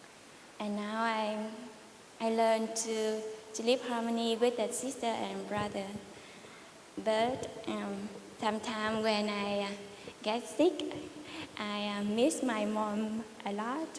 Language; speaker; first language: English; non-native, learner; Vietnamese